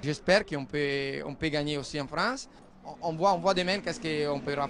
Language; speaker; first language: French; non-native, fluent; Italian